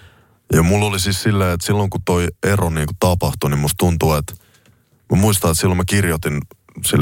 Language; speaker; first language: Finnish; native; Finnish